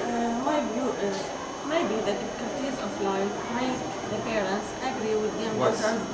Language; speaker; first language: English; non-native, learner; Arabic